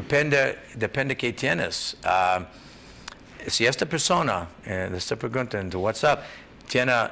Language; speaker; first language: Spanish; non-native, learner; English